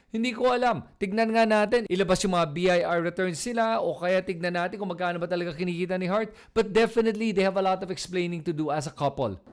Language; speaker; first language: Filipino; native; Filipino